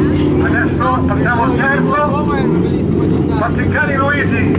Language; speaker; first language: Italian; native; Italian